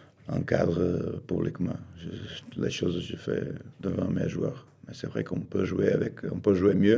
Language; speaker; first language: French; non-native, fluent; Portuguese